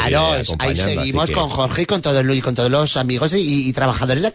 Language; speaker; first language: Spanish; native; Spanish